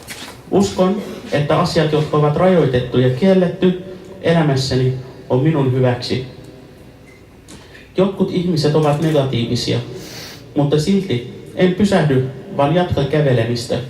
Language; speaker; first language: Finnish; early bilingual, other home language; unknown